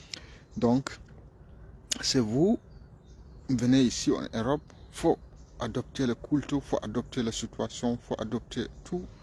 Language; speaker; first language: French; non-native, fluent; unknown